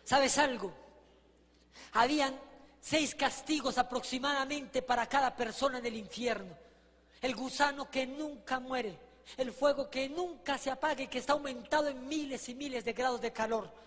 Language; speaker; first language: Spanish; native; Spanish